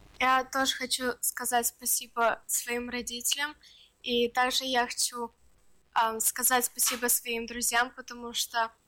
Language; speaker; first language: Russian; early bilingual, other home language; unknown